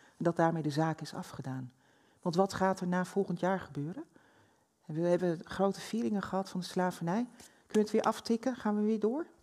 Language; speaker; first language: Dutch; native; Dutch